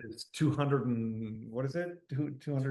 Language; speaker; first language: English; native; English